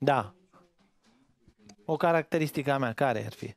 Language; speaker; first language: Romanian; native; Romanian